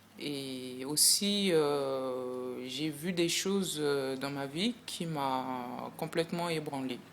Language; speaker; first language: French; non-native, local second language; Sango